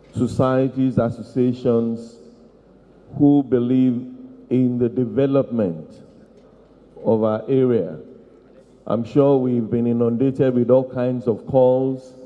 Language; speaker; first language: English; non-native, local second language; Yoruba